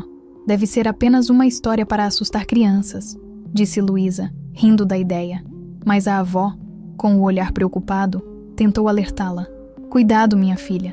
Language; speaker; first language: Portuguese; native; Portuguese